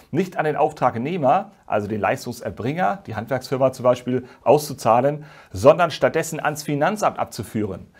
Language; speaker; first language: German; native; German